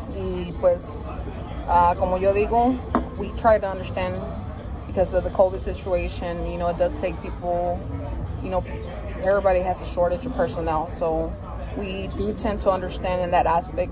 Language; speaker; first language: English; early bilingual, other home language; Spanish